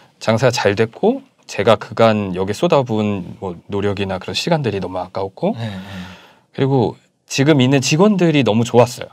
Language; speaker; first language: Korean; native; Korean